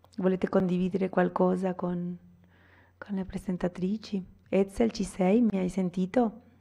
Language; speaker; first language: Italian; non-native, fluent; Spanish